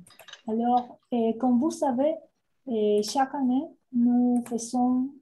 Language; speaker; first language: French; non-native, fluent; Spanish